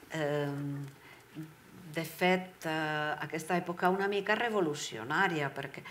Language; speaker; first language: Catalan; non-native, fluent; Czech